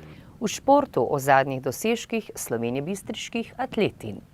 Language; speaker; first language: Slovenian; native; Slovenian